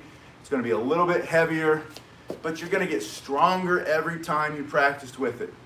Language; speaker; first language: English; native; English